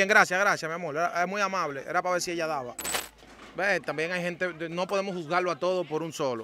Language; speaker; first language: Spanish; native; Spanish